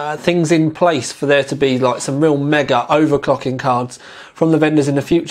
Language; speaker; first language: English; native; English